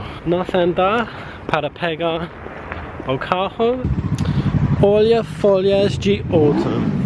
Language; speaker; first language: Portuguese; non-native, learner; English